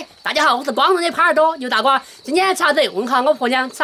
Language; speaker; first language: Chinese; native; Chinese